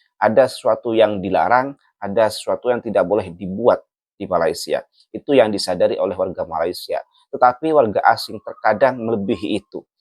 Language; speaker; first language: Indonesian; native; Indonesian